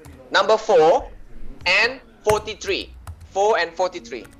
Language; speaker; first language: English; non-native, learner; Indonesian